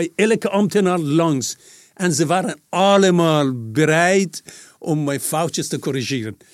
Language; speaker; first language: Dutch; non-native, fluent; Persian